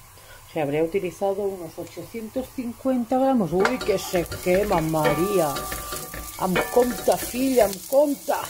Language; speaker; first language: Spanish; native; Spanish